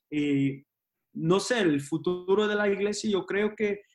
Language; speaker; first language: Spanish; early bilingual, heritage; Spanish